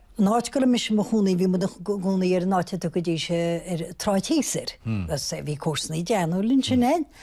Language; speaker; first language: Irish; native; Irish